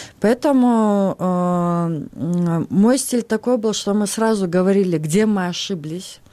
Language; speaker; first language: Russian; non-native, local second language; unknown